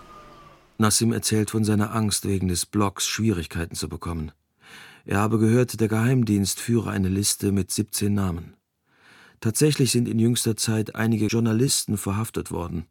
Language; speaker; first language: German; native; German